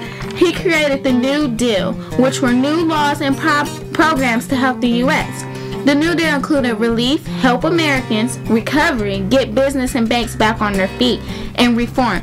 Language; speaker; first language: English; native; English